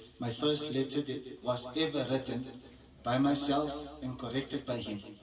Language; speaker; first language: English; native; English